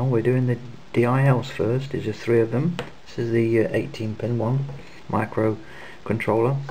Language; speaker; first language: English; native; English